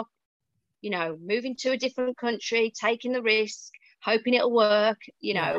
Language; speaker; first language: English; native; English